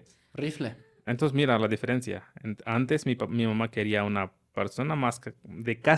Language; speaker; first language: Spanish; non-native, learner; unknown